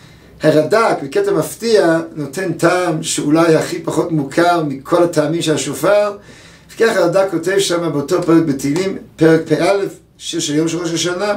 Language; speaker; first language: Hebrew; native; Hebrew